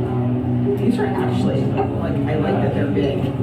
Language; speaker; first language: English; native; English